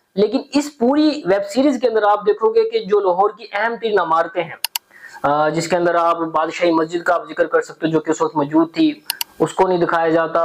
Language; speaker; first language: Urdu; native; Urdu